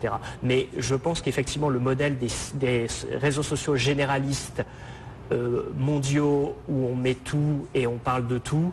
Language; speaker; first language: French; native; French